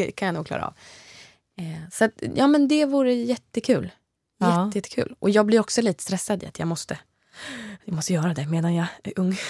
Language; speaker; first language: Swedish; native; Swedish